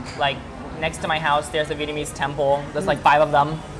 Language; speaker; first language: English; early bilingual, other home language; Vietnamese